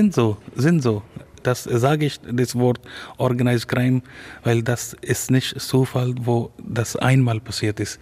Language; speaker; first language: German; non-native, learner; Urdu